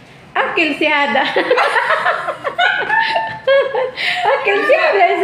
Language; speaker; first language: Arabic; non-native, learner; Filipino